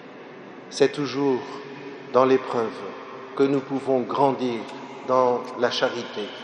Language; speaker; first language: French; native; French